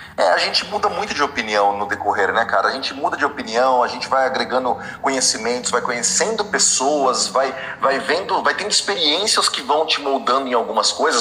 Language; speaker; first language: Portuguese; native; Portuguese